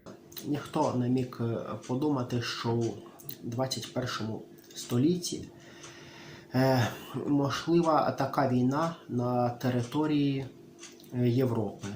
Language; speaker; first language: Ukrainian; non-native, local second language; Russian